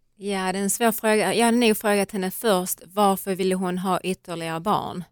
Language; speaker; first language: Swedish; native; Swedish